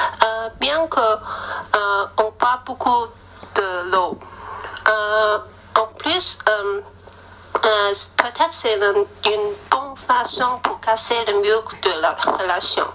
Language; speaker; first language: French; non-native, learner; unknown